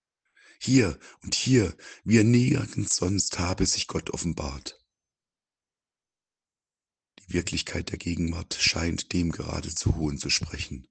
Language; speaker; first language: German; native; German